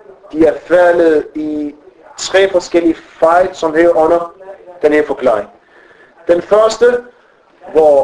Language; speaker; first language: Danish; non-native, fluent; Arabic